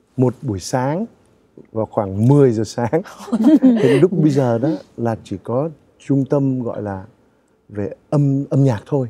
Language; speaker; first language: Vietnamese; native; Vietnamese